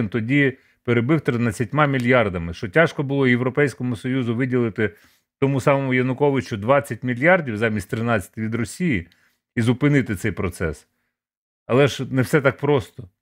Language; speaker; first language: Ukrainian; native; Ukrainian